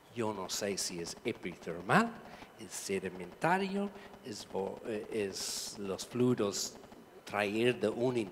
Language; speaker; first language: Spanish; non-native, learner; English